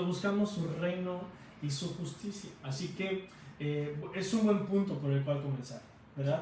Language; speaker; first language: Spanish; native; Spanish